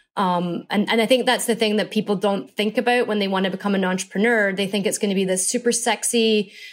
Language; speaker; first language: English; native; English